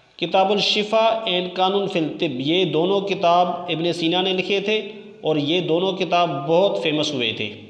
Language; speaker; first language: Urdu; non-native, local second language; Sindhi